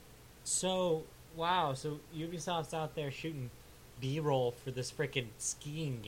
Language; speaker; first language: English; native; English